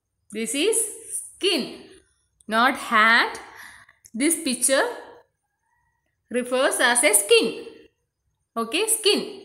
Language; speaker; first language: English; non-native, local second language; Malayalam